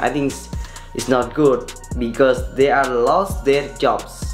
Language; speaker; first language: English; non-native, learner; Indonesian